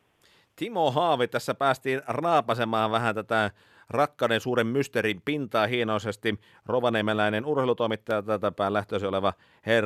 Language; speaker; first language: Finnish; native; Finnish